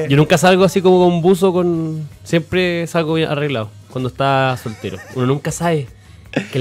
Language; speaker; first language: Spanish; native; Spanish